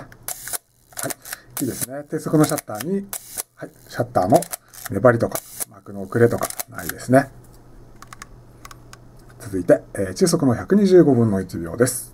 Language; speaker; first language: Japanese; native; Japanese